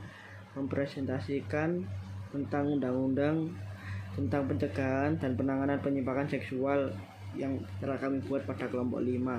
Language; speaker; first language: Indonesian; native; Indonesian